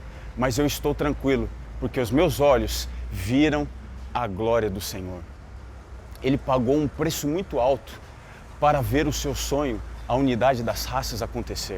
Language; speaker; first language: Portuguese; native; Portuguese